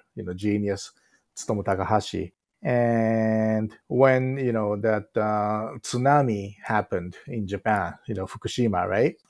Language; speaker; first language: English; non-native, fluent; Japanese